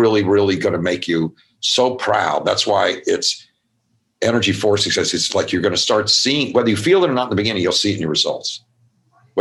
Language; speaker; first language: English; native; English